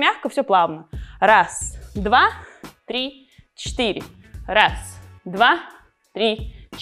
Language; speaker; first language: Russian; native; Russian